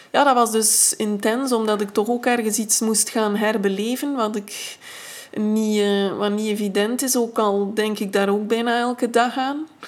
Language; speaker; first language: Dutch; native; Dutch